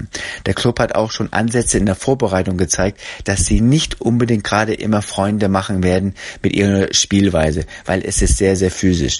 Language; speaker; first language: German; native; German